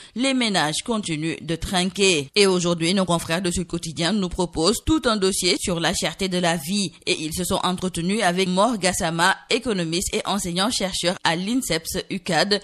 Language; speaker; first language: French; non-native, local second language; Wolof